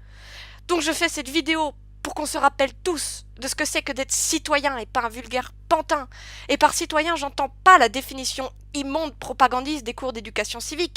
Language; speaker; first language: French; native; French